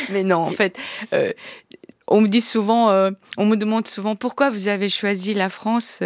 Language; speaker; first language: French; non-native, fluent; Korean